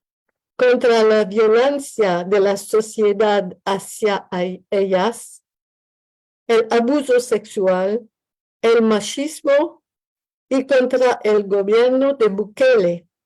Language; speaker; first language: Spanish; non-native, learner; French